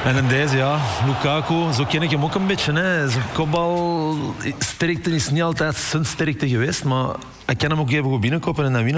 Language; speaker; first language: Dutch; native; Dutch